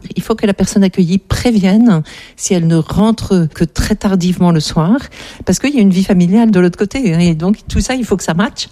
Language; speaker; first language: French; native; French